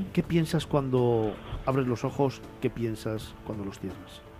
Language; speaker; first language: Spanish; non-native, fluent; Ukrainian